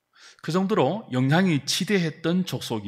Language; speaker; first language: Korean; native; Korean